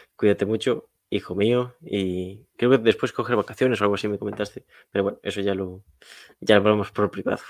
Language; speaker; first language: Spanish; native; Spanish